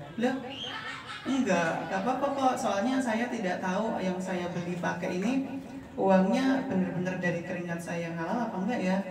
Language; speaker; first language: Indonesian; non-native, fluent; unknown